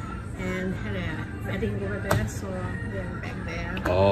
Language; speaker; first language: English; non-native, learner; Hungarian